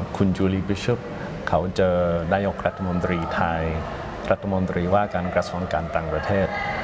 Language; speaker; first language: Thai; non-native, fluent; English